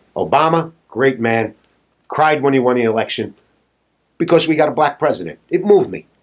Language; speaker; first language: English; native; English